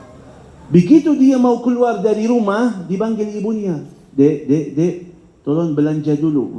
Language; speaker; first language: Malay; non-native, fluent; Arabic